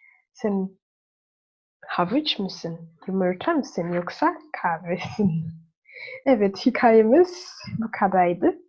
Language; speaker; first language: Turkish; non-native, learner; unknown